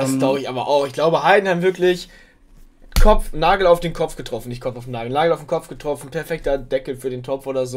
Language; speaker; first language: German; native; German